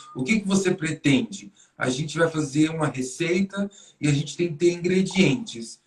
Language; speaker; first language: Portuguese; native; Portuguese